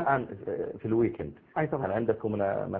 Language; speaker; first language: Arabic; native; Arabic